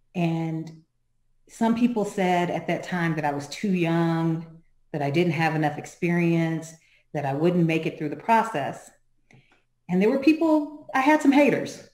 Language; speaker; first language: English; native; English